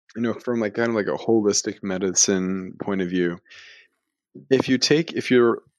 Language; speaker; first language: English; native; English